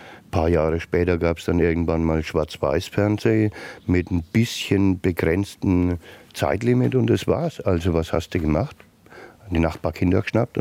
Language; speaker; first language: German; native; German